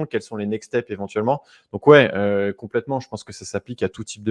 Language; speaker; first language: French; native; French